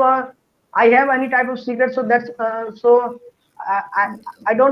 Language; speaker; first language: English; non-native, learner; Hindi